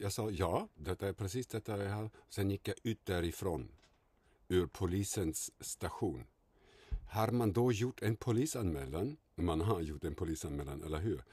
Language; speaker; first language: Swedish; non-native, fluent; German